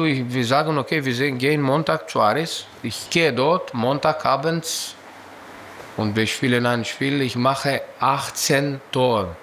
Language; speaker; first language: German; non-native, learner; Greek